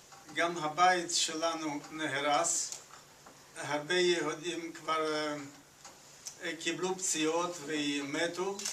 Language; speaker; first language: Hebrew; non-native, fluent; Yiddish